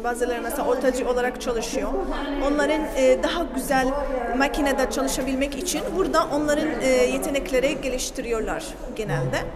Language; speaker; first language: Turkish; non-native, local second language; Arabic